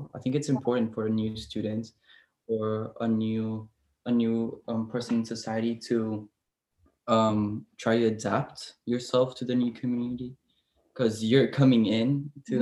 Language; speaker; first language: English; non-native, fluent; Portuguese